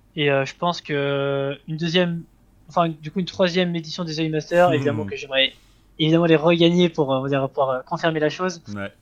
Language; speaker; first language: French; native; French